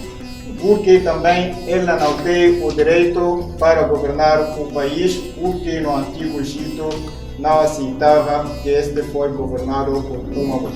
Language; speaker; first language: Portuguese; non-native, fluent; Arabic